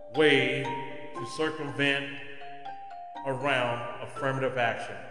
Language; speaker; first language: English; native; English